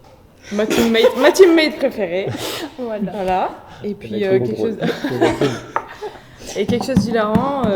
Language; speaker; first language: French; native; French